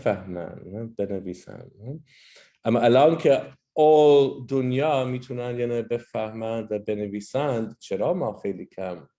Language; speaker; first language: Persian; non-native, learner; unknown